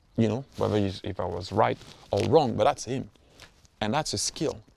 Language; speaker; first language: English; non-native, fluent; French